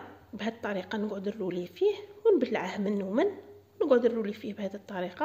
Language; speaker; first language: Arabic; native; Arabic